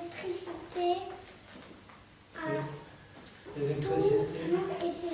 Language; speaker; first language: French; native; French